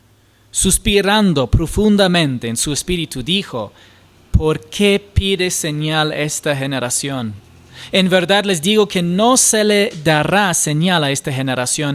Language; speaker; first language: Spanish; non-native, fluent; English